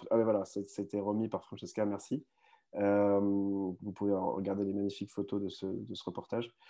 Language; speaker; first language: French; native; French